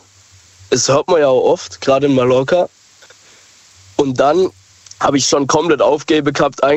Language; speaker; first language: German; native; German